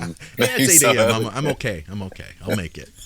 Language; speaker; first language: English; native; English